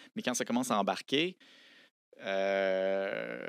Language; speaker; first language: French; native; French